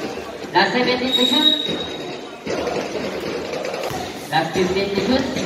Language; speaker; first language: English; non-native, local second language; Filipino